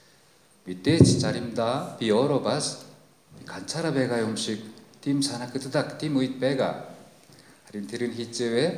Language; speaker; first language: Mongolian; non-native, fluent; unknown